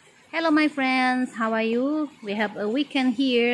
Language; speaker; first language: English; non-native, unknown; Indonesian